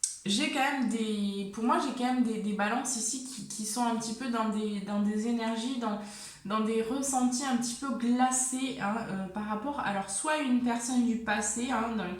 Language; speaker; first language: French; native; French